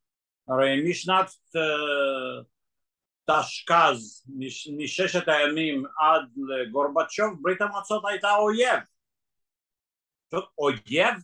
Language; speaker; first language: Hebrew; non-native, fluent; Russian